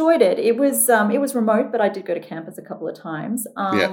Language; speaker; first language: English; native; English